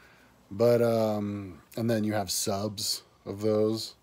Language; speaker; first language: English; native; English